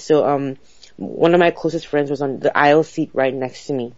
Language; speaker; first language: English; non-native, local second language; Igbo